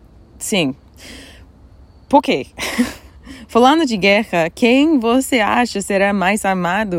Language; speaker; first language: Portuguese; non-native, fluent; English